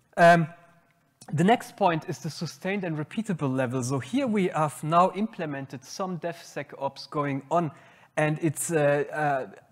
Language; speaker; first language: English; non-native, fluent; German